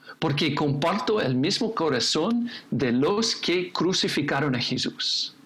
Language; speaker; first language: Spanish; non-native, fluent; English